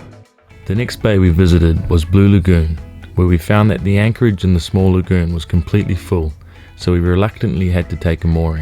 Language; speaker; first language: English; native; English